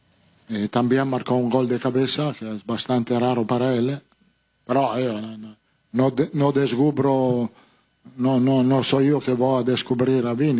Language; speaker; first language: Portuguese; non-native, fluent; Italian